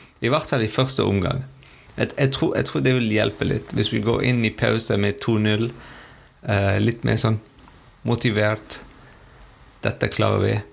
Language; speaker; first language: Norwegian; non-native, fluent; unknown